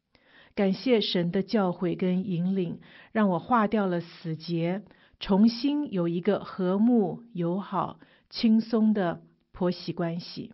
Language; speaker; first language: Chinese; native; Chinese